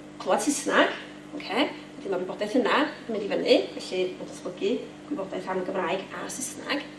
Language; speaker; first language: Welsh; native; Welsh